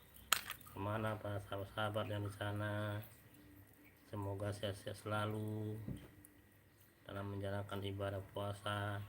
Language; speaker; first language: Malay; non-native, local second language; Minangkabau